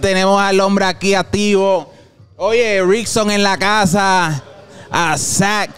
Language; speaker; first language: Spanish; early bilingual, heritage; Spanish